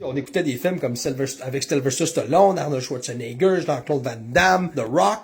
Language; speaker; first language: French; native; French